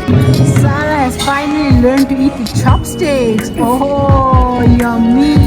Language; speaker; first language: English; non-native, local second language; Urdu